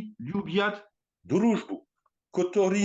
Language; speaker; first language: Russian; non-native, learner; French